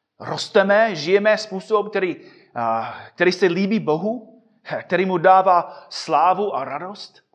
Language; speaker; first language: Czech; non-native, fluent; English